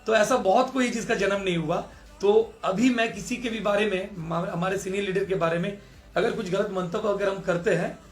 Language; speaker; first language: Hindi; non-native, local second language; Bangla